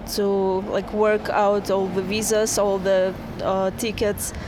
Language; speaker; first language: English; non-native, fluent; Russian